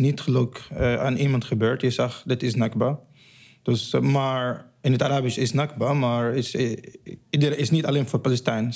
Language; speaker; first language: Dutch; non-native, learner; Arabic